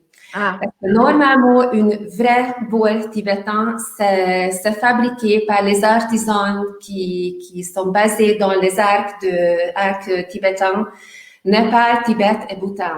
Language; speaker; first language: French; non-native, learner; Hungarian